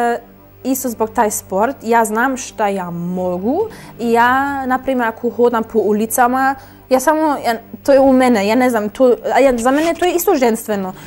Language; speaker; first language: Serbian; early bilingual, heritage; German